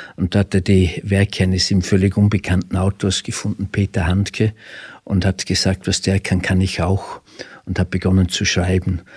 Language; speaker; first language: German; native; German